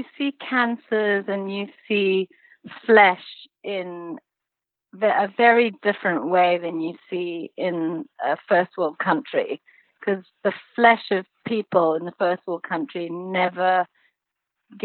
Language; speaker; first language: English; native; English